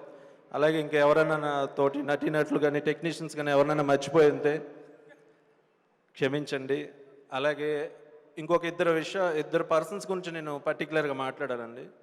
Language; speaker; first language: Telugu; native; Telugu